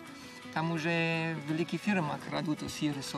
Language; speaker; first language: Ukrainian; non-native, learner; German